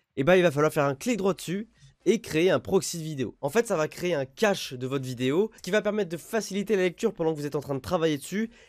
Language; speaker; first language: French; native; French